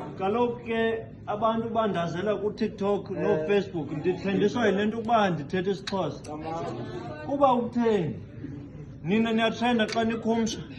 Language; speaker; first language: Xhosa; non-native, local second language; English